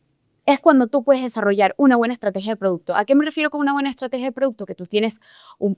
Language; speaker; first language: Spanish; native; Spanish